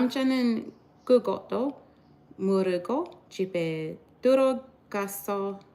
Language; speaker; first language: Korean; non-native, learner; English